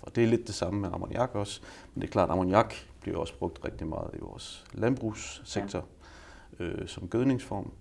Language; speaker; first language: Danish; native; Danish